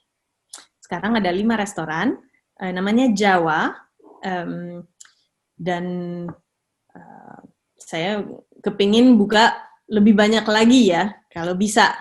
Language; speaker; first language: Indonesian; early bilingual, heritage; Indonesian